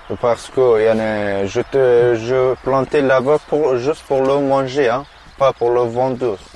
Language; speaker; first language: French; non-native, learner; Persian